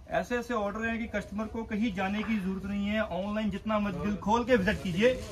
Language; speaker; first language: Hindi; non-native, local second language; Punjabi